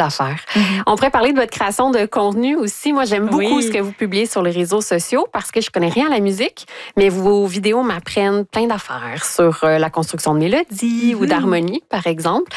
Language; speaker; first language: French; native; French